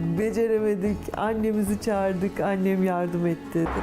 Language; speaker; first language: Turkish; native; Turkish